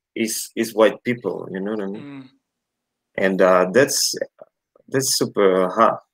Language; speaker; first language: English; non-native, learner; Portuguese